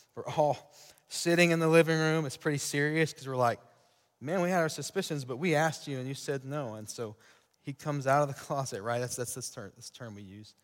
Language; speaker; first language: English; native; English